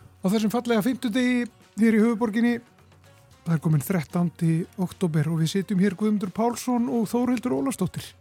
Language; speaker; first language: Icelandic; native; Icelandic